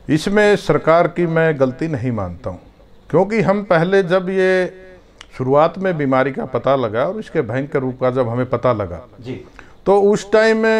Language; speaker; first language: Hindi; native; Hindi